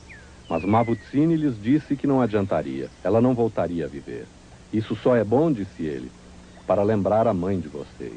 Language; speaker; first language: Portuguese; native; Portuguese